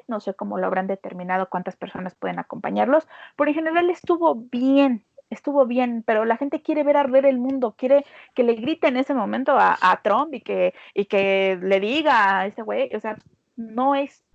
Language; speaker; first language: Spanish; native; Spanish